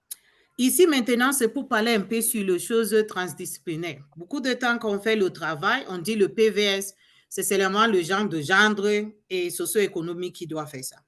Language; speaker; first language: French; non-native, learner; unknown